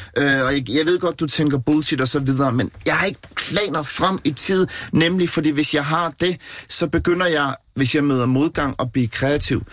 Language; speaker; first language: Danish; native; Danish